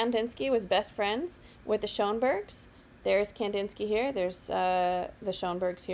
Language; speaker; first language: English; native; English